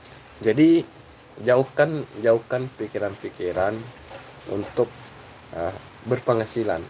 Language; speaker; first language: Indonesian; native; Indonesian